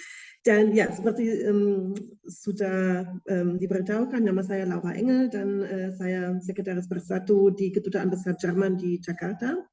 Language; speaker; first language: Indonesian; non-native, fluent; German